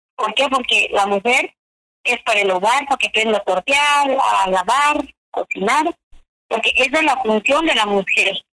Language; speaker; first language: Spanish; native; Spanish